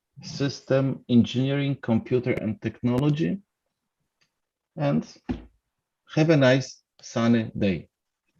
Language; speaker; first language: English; non-native, fluent; Polish